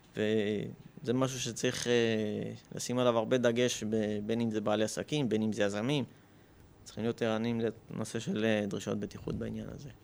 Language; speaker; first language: Hebrew; early bilingual, other home language; Russian